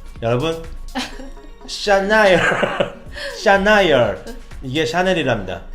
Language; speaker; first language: Korean; native; Korean